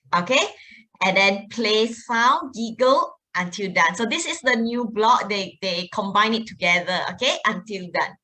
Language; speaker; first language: English; non-native, local second language; Malay